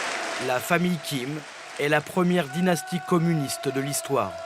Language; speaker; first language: French; native; French